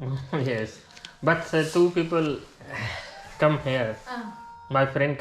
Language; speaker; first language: English; non-native, learner; Urdu